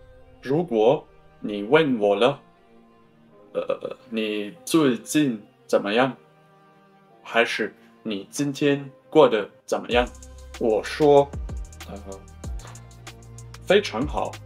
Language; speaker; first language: Chinese; non-native, learner; German